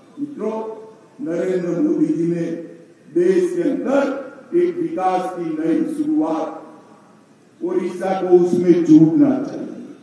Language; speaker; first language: Hindi; non-native, local second language; Gujarati